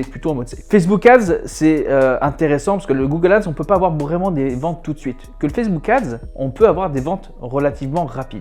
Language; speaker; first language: French; native; French